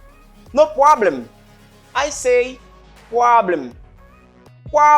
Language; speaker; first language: English; non-native, learner; Haitian Creole